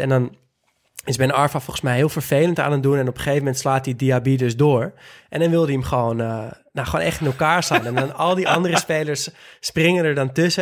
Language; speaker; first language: Dutch; native; Dutch